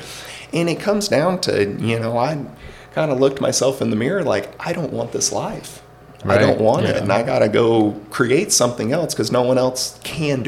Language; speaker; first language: English; native; English